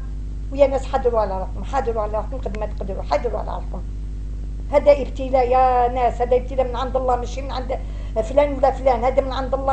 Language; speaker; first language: Arabic; native; Arabic